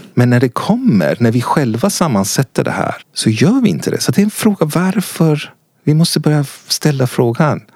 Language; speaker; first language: Swedish; non-native, fluent; Persian